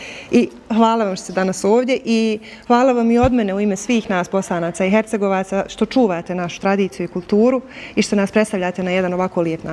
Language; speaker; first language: Bosnian; native; Bosnian